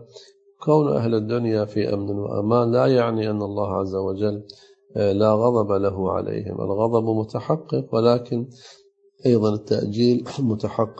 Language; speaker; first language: Arabic; native; Arabic